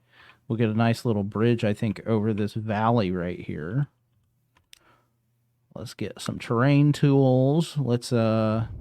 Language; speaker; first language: English; native; English